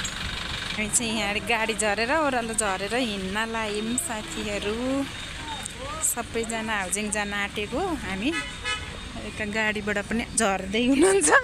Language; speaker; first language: Nepali; native; Nepali